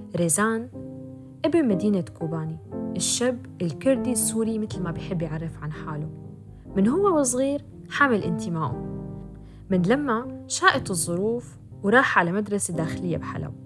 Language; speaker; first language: Arabic; native; Arabic